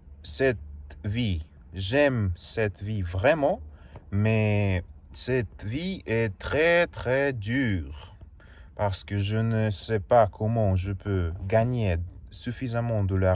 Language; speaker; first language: French; non-native, learner; Russian